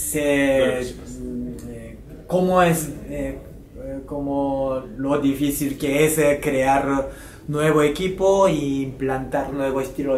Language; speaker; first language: Spanish; non-native, fluent; Japanese